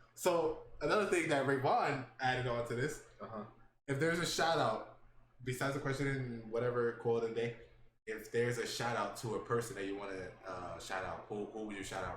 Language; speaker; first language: English; native; English